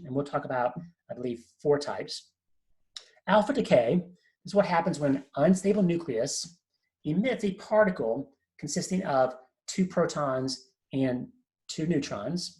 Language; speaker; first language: English; native; English